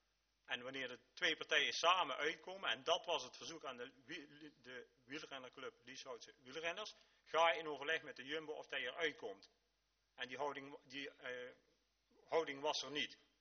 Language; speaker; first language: Dutch; native; Dutch